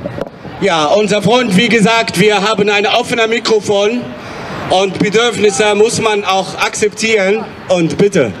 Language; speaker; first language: German; non-native, fluent; Arabic